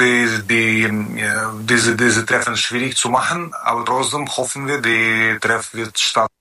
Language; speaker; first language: German; non-native, learner; Ukrainian